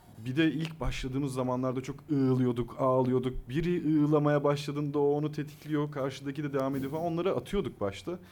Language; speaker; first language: Turkish; native; Turkish